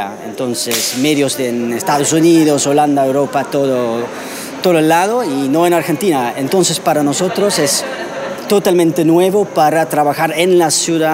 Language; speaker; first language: Spanish; non-native, learner; Dutch